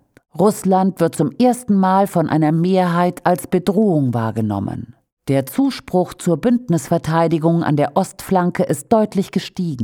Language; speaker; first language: German; native; German